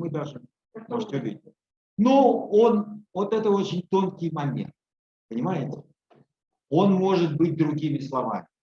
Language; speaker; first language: Russian; native; Russian